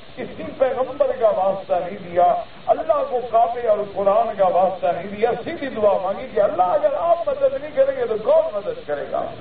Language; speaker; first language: Urdu; early bilingual, heritage; Urdu